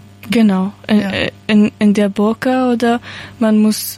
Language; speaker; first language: German; non-native, learner; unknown